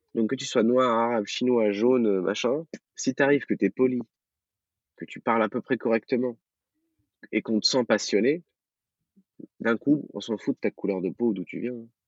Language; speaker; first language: French; early bilingual, other home language; Arabic